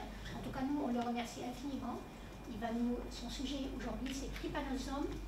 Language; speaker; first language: French; native; French